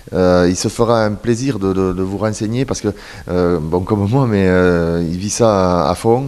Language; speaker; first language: French; native; French